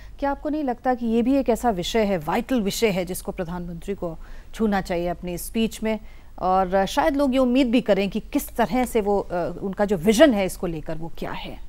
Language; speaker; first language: Hindi; native; Hindi